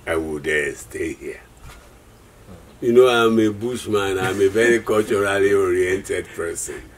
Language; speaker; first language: English; non-native, local second language; Yoruba